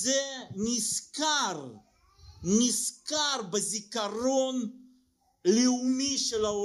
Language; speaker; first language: Hebrew; non-native, fluent; Russian